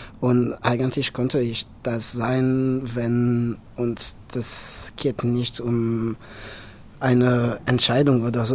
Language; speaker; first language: German; non-native, fluent; French